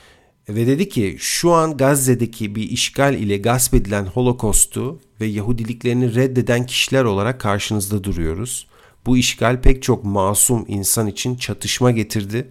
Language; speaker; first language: Turkish; native; Turkish